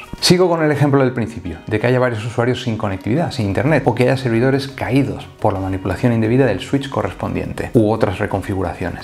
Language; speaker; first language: Spanish; native; Spanish